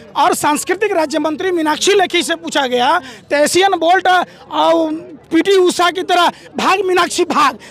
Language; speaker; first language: Hindi; native; Hindi